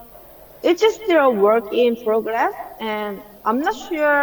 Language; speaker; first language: English; non-native, learner; Korean